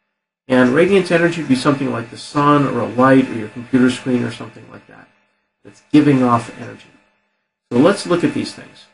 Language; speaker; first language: English; native; English